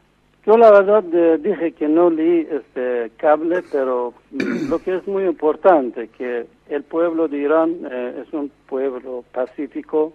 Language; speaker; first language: Spanish; non-native, fluent; Persian